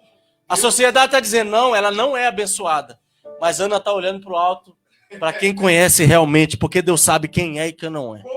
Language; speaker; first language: Portuguese; native; Portuguese